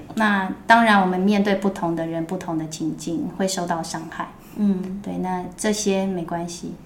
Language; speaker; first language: Chinese; native; Chinese